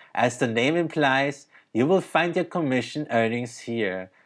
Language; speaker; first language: English; early bilingual, other home language; Thai